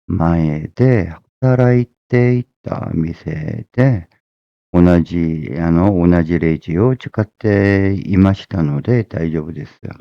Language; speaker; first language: Japanese; non-native, fluent; Korean